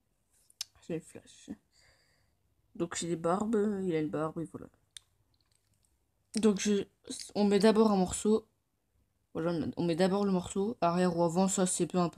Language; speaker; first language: French; native; French